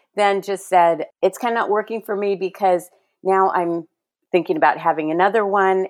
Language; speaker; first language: English; early bilingual, other home language; Spanish